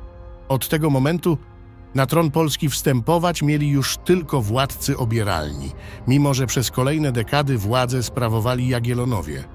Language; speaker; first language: Polish; native; Polish